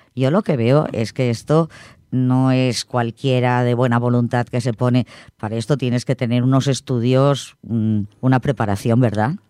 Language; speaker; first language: Spanish; non-native, local second language; Catalan